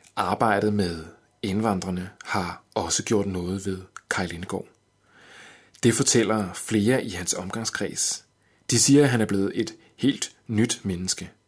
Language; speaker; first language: Danish; native; Danish